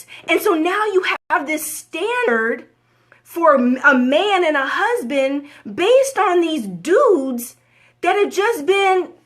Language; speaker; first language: English; native; English